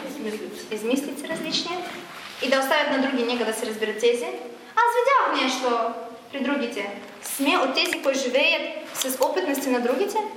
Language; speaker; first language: Bulgarian; non-native, fluent; Russian